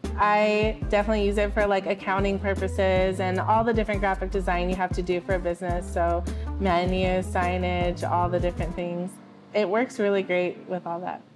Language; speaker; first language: English; native; English